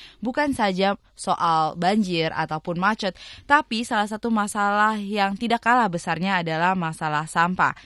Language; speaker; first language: Indonesian; native; Indonesian